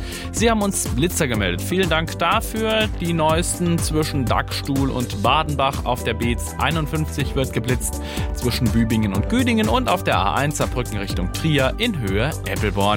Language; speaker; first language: German; native; German